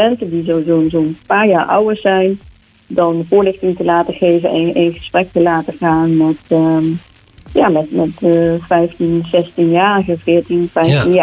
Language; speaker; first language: Dutch; native; Dutch